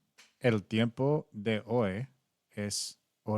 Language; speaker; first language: Spanish; non-native, learner; English